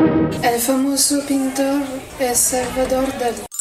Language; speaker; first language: Spanish; non-native, learner; French